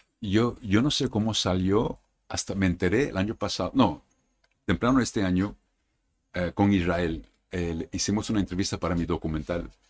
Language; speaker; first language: Spanish; early bilingual, heritage; Spanish